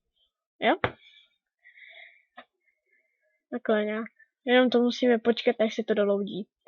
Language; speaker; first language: Czech; native; Czech